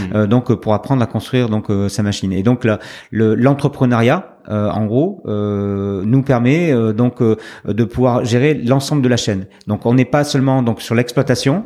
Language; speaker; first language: French; native; French